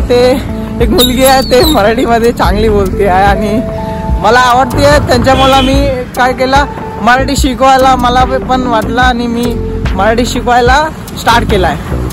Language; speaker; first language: Marathi; non-native, local second language; Hindi